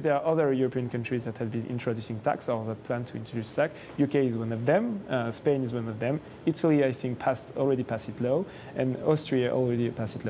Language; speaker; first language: English; non-native, fluent; French